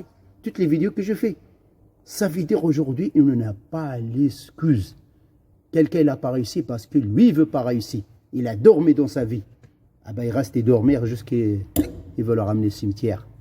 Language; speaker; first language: French; non-native, fluent; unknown